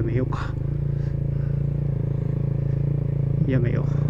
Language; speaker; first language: Japanese; native; Japanese